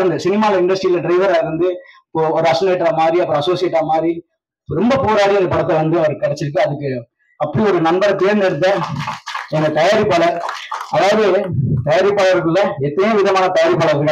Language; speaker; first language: Tamil; native; Tamil